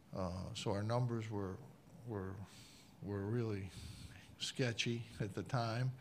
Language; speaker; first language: English; native; English